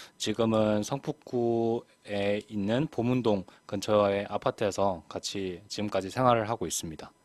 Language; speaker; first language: Korean; native; Korean